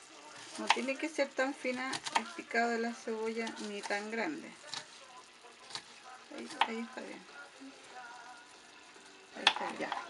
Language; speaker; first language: Spanish; native; Spanish